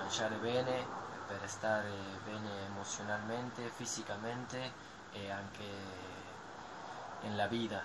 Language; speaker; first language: Italian; non-native, learner; Spanish